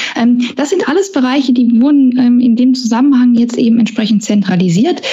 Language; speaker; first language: German; native; German